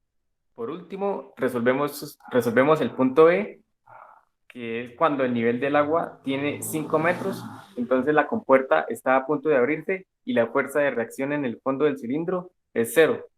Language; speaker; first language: Spanish; native; Spanish